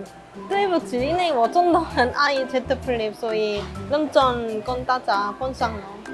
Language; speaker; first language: Chinese; non-native, fluent; Korean